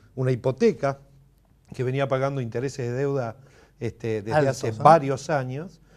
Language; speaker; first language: Spanish; native; Spanish